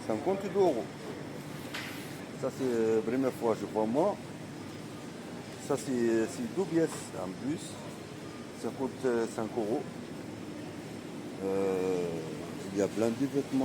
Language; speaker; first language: French; non-native, learner; Arabic